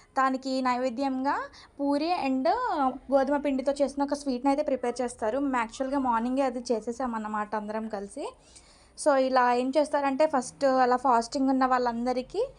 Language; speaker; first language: Telugu; non-native, local second language; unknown